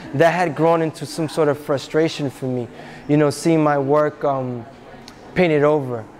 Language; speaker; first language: English; native; English